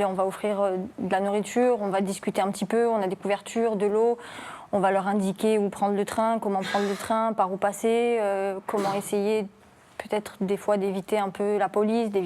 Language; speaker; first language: French; native; French